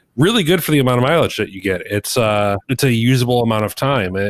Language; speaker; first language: English; native; English